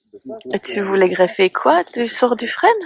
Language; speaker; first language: French; native; French